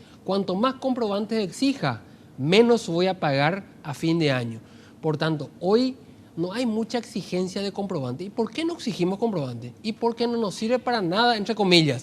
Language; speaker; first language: Spanish; native; Spanish